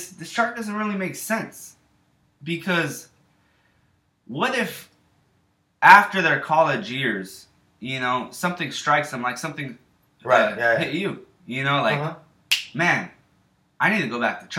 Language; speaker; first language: English; native; English